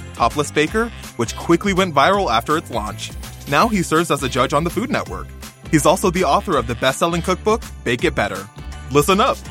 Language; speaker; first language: English; native; English